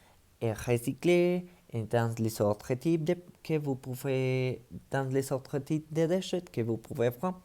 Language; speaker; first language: French; non-native, learner; Spanish